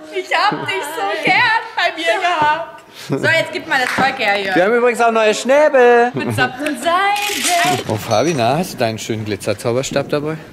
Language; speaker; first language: German; native; German